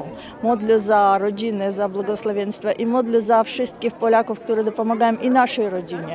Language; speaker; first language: Polish; non-native, learner; Russian